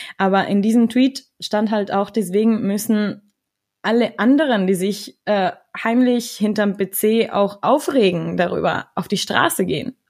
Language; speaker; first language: German; early bilingual, other home language; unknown